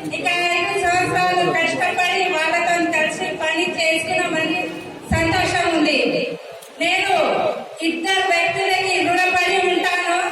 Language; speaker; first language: Telugu; non-native, local second language; Hindi